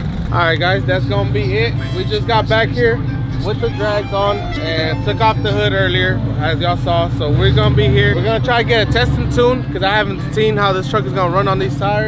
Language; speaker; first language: English; early bilingual, other home language; Spanish